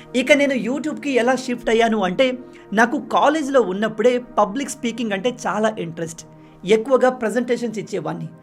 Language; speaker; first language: Telugu; non-native, local second language; Lambadi